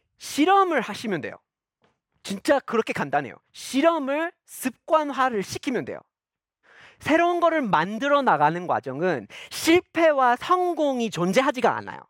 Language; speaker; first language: Korean; non-native, fluent; English